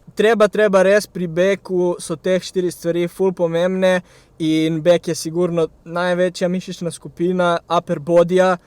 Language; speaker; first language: Slovenian; native; Slovenian